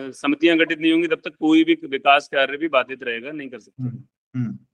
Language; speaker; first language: Hindi; native; Hindi